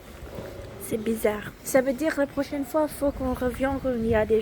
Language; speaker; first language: French; non-native, learner; Indonesian